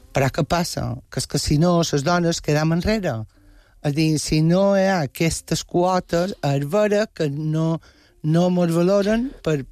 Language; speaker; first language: Catalan; non-native, local second language; Spanish